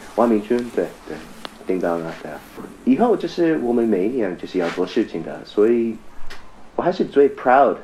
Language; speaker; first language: Chinese; non-native, fluent; English